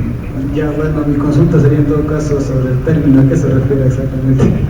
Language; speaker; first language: Spanish; native; Spanish